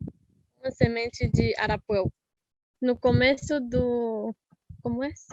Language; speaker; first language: Portuguese; non-native, fluent; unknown